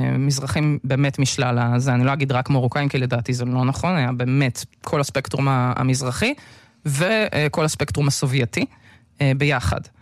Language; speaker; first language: Hebrew; early bilingual, other home language; Russian